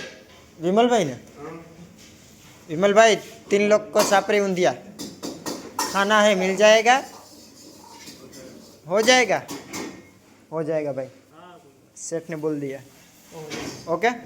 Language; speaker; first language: Hindi; non-native, local second language; Gujarati